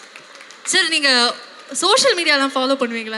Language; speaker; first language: Tamil; native; Tamil